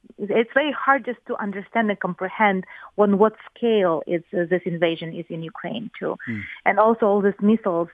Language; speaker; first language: English; non-native, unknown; Ukrainian